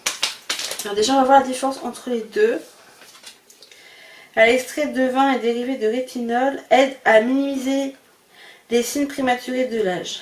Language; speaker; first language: French; native; French